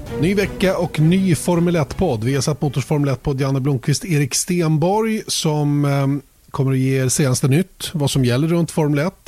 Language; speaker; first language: Swedish; native; Swedish